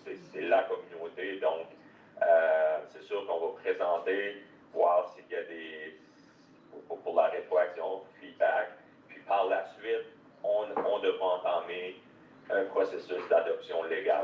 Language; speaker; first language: French; native; French